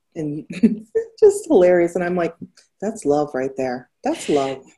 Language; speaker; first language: English; native; English